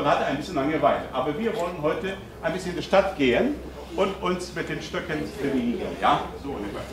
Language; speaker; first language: German; non-native, fluent; Polish